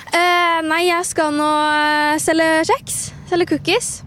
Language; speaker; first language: Norwegian; native; Norwegian